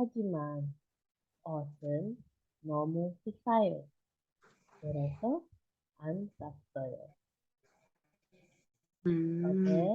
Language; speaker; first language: Korean; non-native, fluent; Indonesian